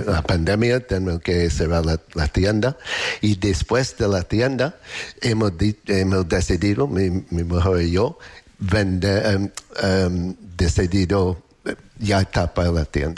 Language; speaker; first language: Spanish; non-native, learner; English